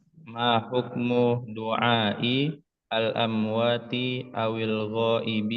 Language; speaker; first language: Arabic; non-native, learner; Indonesian